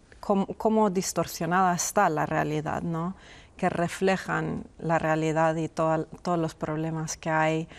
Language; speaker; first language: Spanish; non-native, fluent; Persian